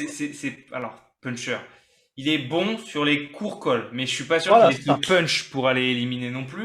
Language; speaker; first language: French; native; French